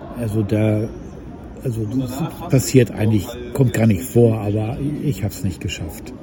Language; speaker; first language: German; native; German